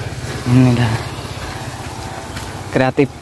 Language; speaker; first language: Indonesian; non-native, local second language; Madurese